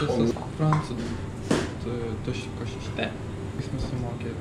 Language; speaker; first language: Japanese; non-native, fluent; Latvian